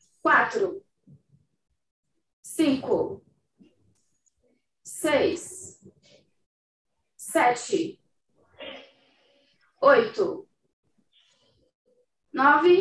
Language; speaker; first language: Portuguese; native; Portuguese